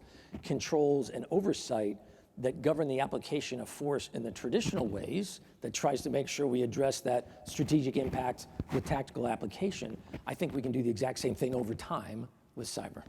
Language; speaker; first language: English; native; English